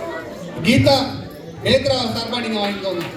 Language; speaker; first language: Tamil; native; Tamil